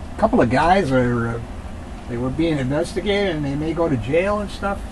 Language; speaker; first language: English; native; English